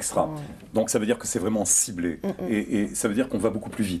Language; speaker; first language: French; native; French